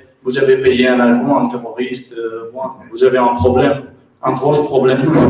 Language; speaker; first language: French; non-native, learner; Catalan